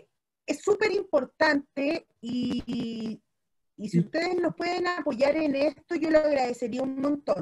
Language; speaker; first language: Spanish; native; Spanish